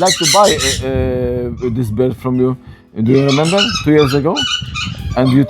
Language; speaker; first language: English; non-native, learner; Polish